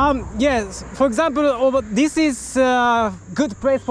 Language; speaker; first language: English; non-native, learner; Japanese